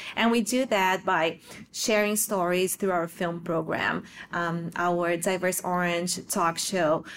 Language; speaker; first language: English; non-native, fluent; Portuguese